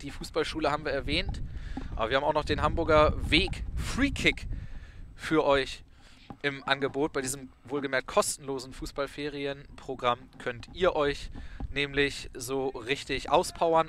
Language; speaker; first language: German; native; German